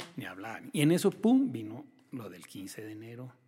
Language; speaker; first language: Spanish; native; Spanish